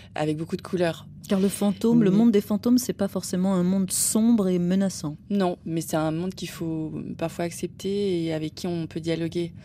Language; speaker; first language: French; native; French